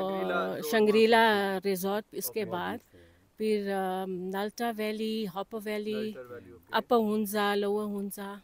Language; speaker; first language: Hindi; early bilingual, heritage; Hindi